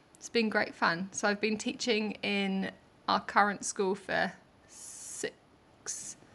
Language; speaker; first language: English; native; English